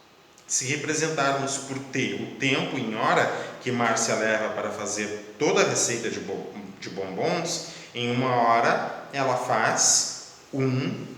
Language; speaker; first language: Portuguese; native; Portuguese